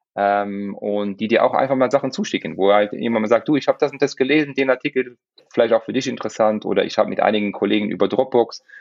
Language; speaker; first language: German; non-native, local second language; Luxembourgish